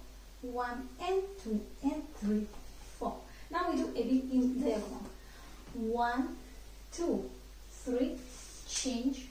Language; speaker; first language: English; non-native, fluent; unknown